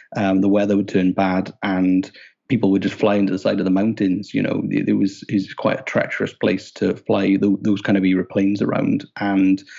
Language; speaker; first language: English; native; English